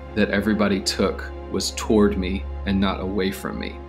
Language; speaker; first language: English; native; English